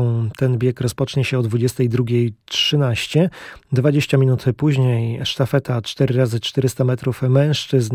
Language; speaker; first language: Polish; native; Polish